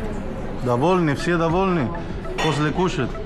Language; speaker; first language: Russian; non-native, learner; Spanish